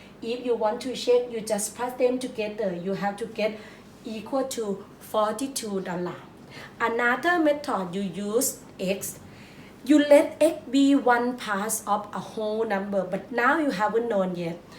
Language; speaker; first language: English; non-native, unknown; Thai